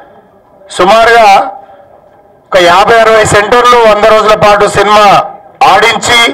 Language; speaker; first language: Telugu; native; Telugu